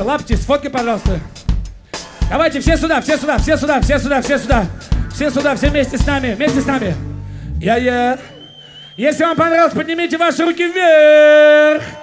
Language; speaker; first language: Russian; non-native, fluent; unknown